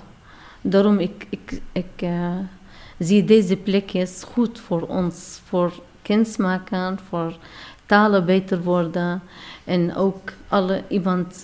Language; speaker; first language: Dutch; non-native, learner; Arabic